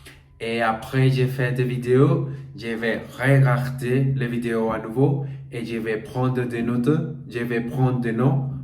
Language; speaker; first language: French; non-native, learner; Portuguese